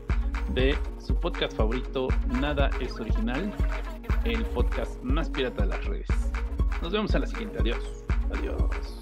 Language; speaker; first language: Spanish; native; Spanish